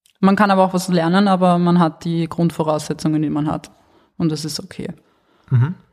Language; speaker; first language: German; early bilingual, other home language; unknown